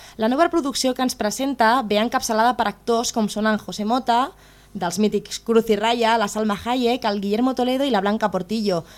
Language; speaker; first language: Catalan; native; Catalan